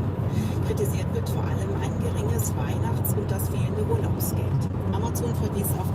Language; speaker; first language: German; native; German